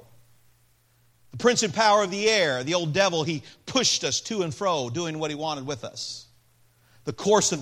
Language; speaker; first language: English; native; English